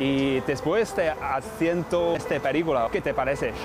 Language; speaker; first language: Spanish; non-native, learner; Chinese